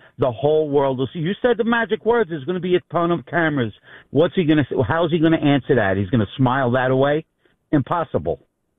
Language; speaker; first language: English; native; English